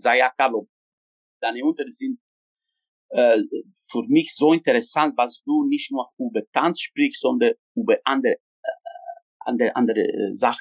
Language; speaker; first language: German; non-native, fluent; Italian